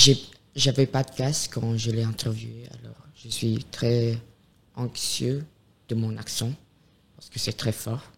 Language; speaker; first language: French; non-native, fluent; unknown